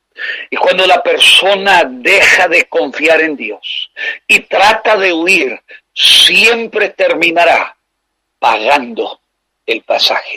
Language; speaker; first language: Spanish; native; Spanish